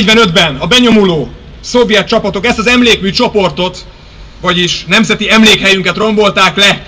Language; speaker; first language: Hungarian; native; Hungarian